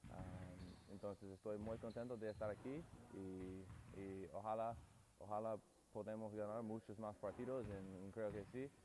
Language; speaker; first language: Spanish; non-native, learner; English